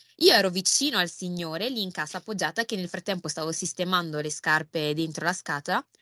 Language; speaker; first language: Italian; early bilingual, other home language; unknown